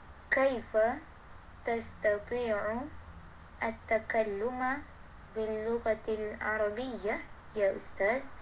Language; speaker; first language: Arabic; non-native, learner; Malay